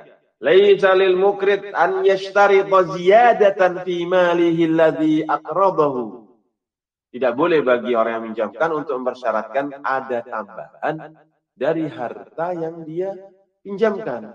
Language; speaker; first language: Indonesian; native; Indonesian